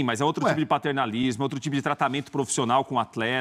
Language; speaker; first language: Portuguese; native; Portuguese